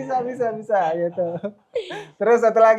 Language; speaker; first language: Indonesian; native; Indonesian